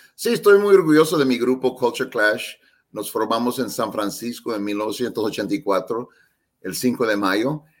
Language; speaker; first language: Spanish; early bilingual, heritage; Spanish